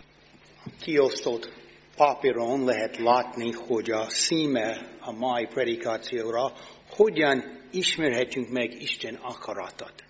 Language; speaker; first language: Hungarian; non-native, fluent; English